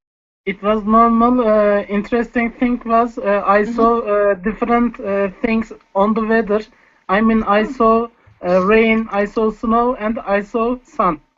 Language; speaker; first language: English; non-native, learner; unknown